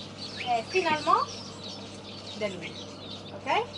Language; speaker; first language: French; non-native, learner; English